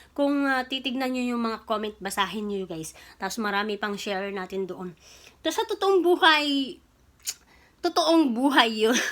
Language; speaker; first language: Filipino; non-native, local second language; Cebuano